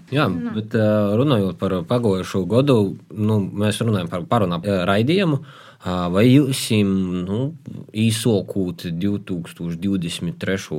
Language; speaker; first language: Latvian; native; Latvian